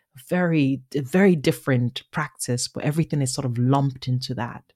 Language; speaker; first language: English; non-native, local second language; Igbo